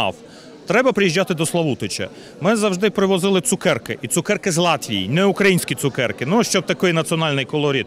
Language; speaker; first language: Ukrainian; non-native, fluent; Latvian